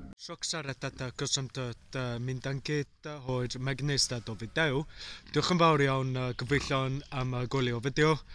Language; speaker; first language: Welsh; non-native, local second language; English